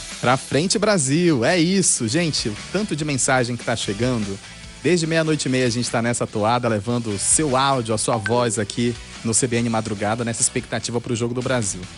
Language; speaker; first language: Portuguese; native; Portuguese